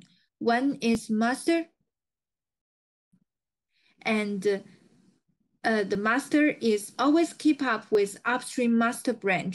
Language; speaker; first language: English; non-native, fluent; Chinese